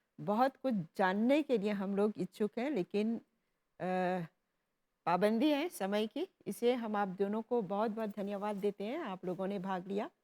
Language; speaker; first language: Hindi; non-native, local second language; Morisyen